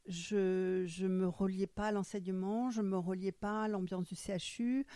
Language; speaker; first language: French; non-native, fluent; German